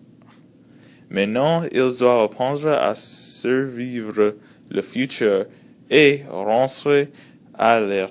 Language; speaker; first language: French; non-native, learner; English